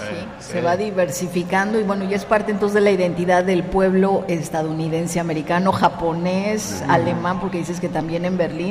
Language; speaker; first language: Spanish; native; Spanish